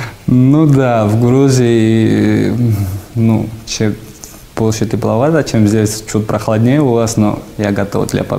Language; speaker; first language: Russian; non-native, fluent; Georgian